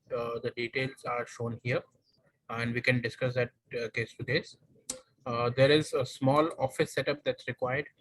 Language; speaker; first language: English; non-native, local second language; Hindi